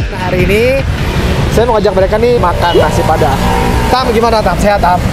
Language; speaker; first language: Indonesian; native; Indonesian